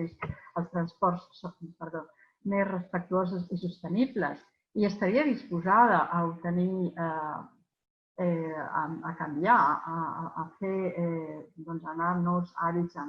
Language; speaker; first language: Catalan; native; Catalan